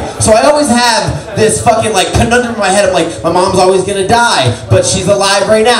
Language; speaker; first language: English; native; English